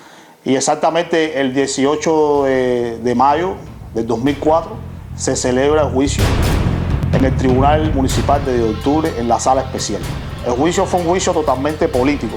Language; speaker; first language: Spanish; native; Spanish